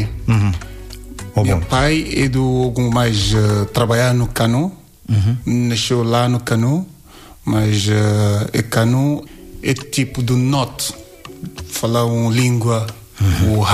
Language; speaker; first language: Portuguese; non-native, learner; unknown